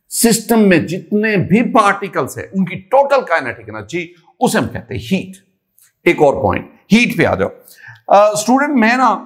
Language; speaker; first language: Urdu; non-native, local second language; Punjabi